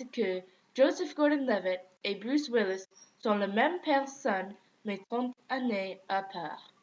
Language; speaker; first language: French; non-native, learner; English